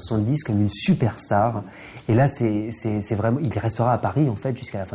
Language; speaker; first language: French; native; French